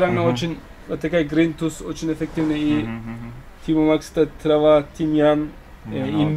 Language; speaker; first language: Russian; non-native, learner; Turkish